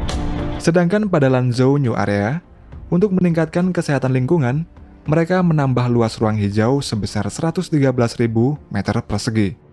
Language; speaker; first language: Indonesian; native; Indonesian